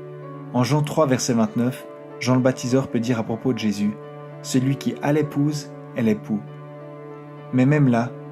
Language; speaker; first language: French; native; French